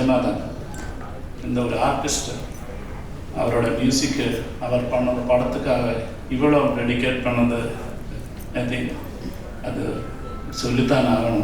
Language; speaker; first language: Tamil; non-native, learner; Malayalam